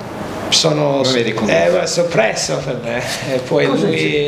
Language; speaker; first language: Italian; non-native, learner; English